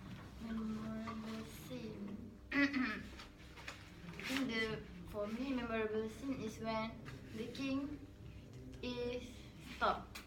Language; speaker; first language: English; non-native, learner; Malay